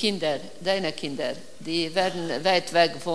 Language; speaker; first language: German; non-native, fluent; Hungarian